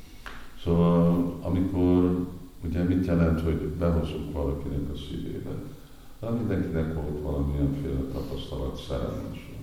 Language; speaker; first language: Hungarian; native; Hungarian